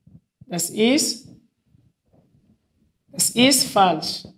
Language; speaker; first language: German; non-native, fluent; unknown